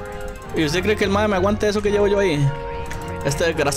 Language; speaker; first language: Spanish; native; Spanish